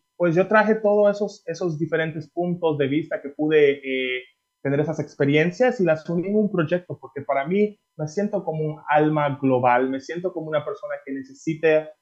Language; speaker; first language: Spanish; early bilingual, heritage; Spanish